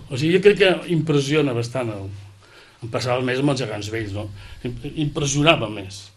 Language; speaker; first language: Catalan; native; Catalan